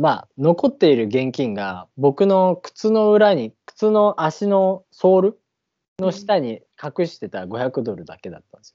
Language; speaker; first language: Japanese; native; Japanese